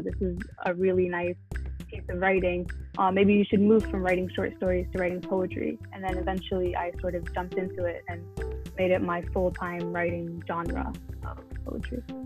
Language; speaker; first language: English; early bilingual, other home language; Arabic